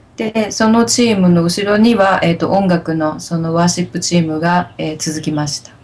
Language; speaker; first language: Japanese; native; Japanese